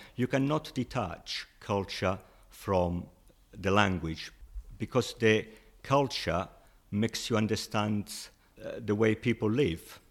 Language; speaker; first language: English; non-native, fluent; Italian